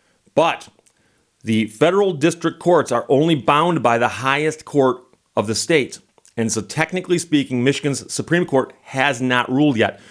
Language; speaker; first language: English; native; English